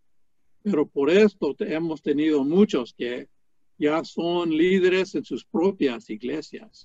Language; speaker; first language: Spanish; non-native, fluent; English